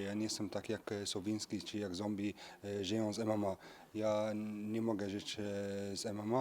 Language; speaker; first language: Polish; early bilingual, heritage; French